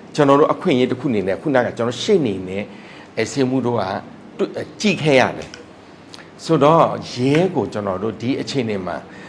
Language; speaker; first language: Burmese; non-native, local second language; S'gaw Karen